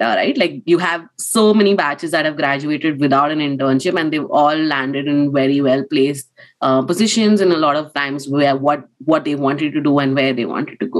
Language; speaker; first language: English; non-native, local second language; Hindi